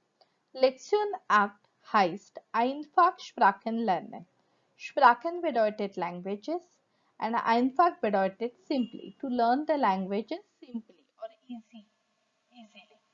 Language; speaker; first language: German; non-native, fluent; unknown